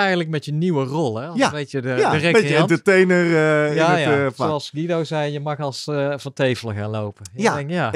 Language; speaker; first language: Dutch; native; Dutch